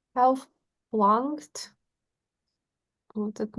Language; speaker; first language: English; non-native, learner; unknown